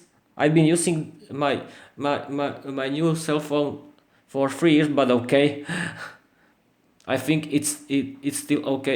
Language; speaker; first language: English; non-native, learner; Slovak